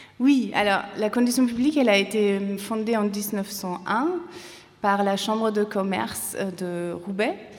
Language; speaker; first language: French; non-native, fluent; German